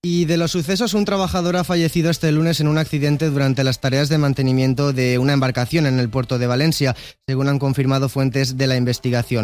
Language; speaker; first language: Spanish; native; Spanish